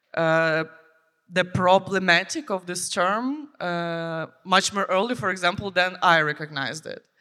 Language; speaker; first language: English; non-native, fluent; Ukrainian